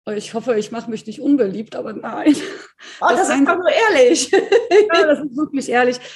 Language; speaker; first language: German; early bilingual, other home language; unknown